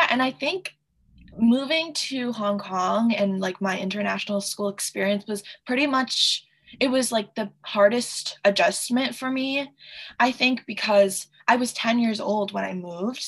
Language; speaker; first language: English; early bilingual, other home language; Chinese